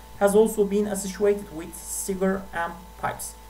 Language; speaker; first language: English; non-native, fluent; Turkish